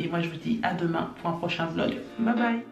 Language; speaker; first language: French; native; French